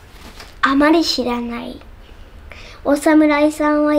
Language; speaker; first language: Japanese; native; Japanese